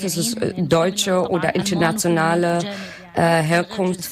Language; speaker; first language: German; non-native, learner; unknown